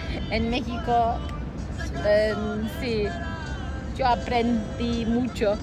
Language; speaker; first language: Spanish; non-native, learner; Turkish